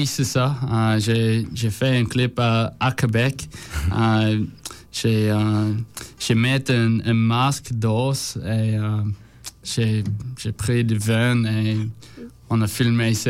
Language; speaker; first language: French; non-native, learner; English